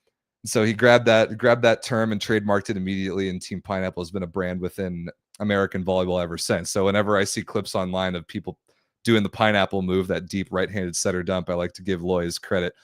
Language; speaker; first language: English; native; English